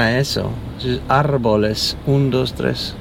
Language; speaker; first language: Spanish; non-native, learner; English